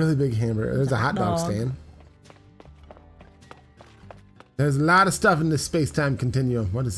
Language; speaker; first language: English; native; English